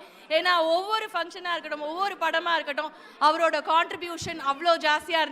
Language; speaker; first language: Tamil; native; Tamil